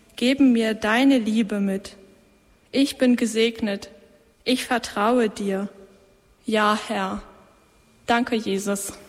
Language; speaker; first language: German; native; German